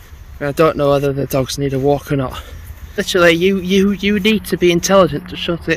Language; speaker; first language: English; native; English